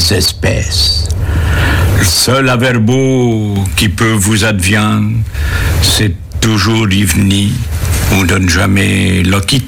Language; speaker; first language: French; native; French